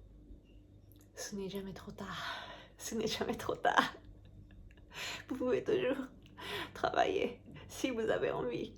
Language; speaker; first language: French; non-native, fluent; Japanese